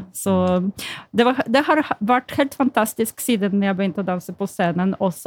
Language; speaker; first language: Norwegian; non-native, fluent; Polish